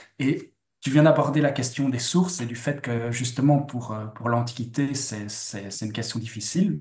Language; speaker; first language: French; native; French